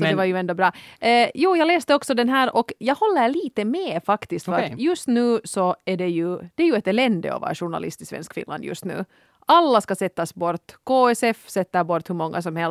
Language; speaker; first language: Swedish; native; Swedish